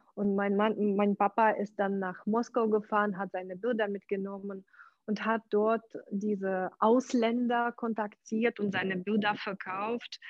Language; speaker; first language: German; non-native, fluent; Ukrainian